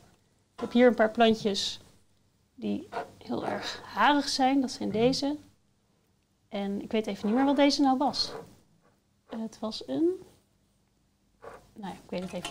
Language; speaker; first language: Dutch; native; Dutch